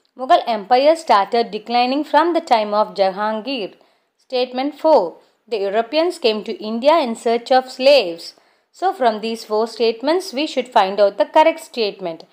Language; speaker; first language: English; non-native, local second language; Tamil